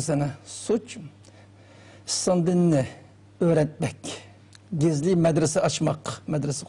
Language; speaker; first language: Turkish; non-native, learner; Uyghur